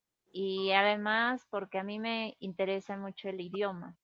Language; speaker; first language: Spanish; native; Spanish